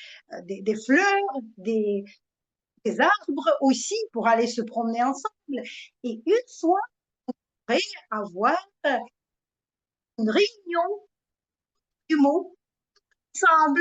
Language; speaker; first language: French; non-native, fluent; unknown